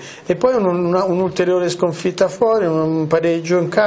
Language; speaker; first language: Italian; native; Italian